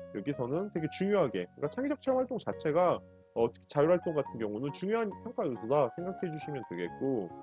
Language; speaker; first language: Korean; native; Korean